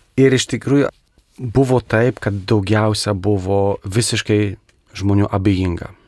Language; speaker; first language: Lithuanian; non-native, local second language; Polish